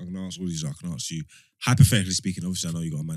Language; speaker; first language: English; native; English